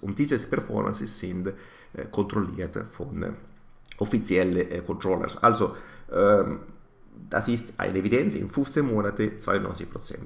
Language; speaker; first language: German; non-native, fluent; Italian